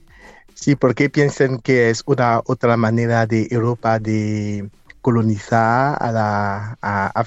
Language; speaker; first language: Spanish; non-native, fluent; English